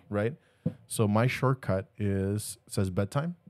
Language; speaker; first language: English; early bilingual, other home language; Spanish